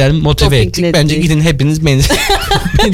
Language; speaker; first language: Turkish; native; Turkish